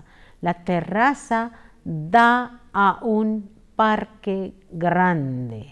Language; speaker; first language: Spanish; non-native, fluent; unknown